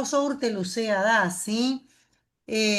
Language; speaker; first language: Basque; non-native, fluent; Spanish